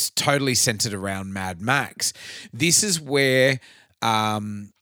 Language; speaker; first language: English; native; English